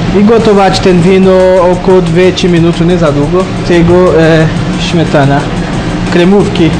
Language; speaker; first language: Polish; non-native, learner; Portuguese